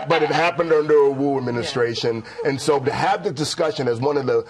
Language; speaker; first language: English; native; English